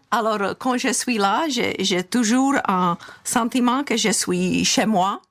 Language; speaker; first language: French; non-native, fluent; Czech